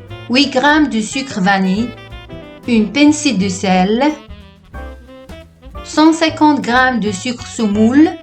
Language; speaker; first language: French; non-native, fluent; Italian